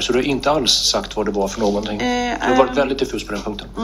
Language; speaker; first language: Swedish; native; Swedish